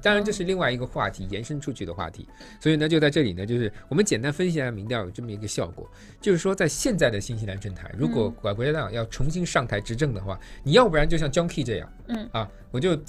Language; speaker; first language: Chinese; native; Chinese